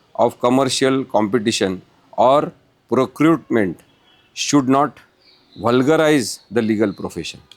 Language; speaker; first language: English; non-native, local second language; Marathi